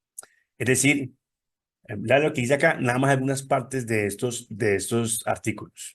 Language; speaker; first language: Spanish; native; Spanish